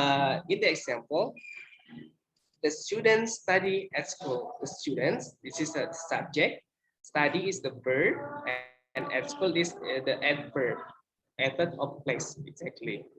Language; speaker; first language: English; non-native, learner; Indonesian